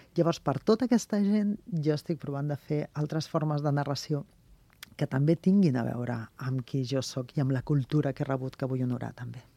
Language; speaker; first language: Catalan; non-native, local second language; Spanish